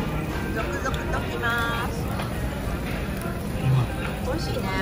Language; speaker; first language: Japanese; native; Japanese